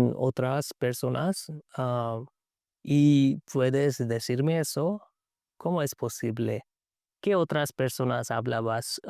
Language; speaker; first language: Spanish; non-native, learner; English